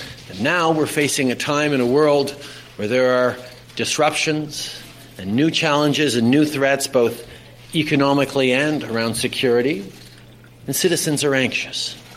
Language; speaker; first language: English; native; English